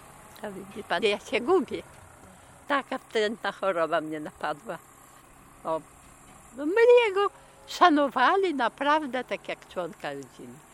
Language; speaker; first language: Polish; non-native, local second language; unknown